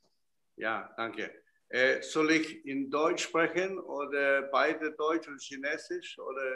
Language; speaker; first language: German; non-native, fluent; Chinese